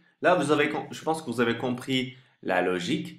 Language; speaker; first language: French; non-native, fluent; Turkish